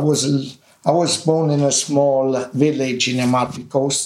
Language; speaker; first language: English; non-native, fluent; Italian